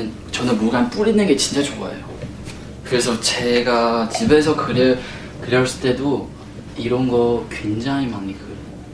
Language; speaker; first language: Korean; non-native, fluent; Chinese